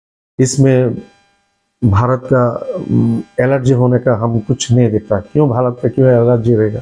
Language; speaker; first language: Hindi; non-native, learner; Bangla